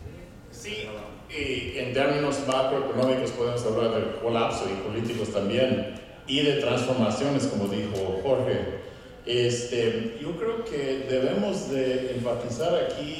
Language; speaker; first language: Spanish; early bilingual, heritage; Spanish